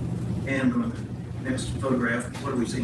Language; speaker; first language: English; native; English